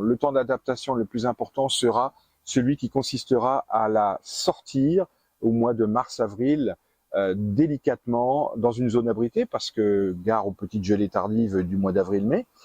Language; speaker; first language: French; native; French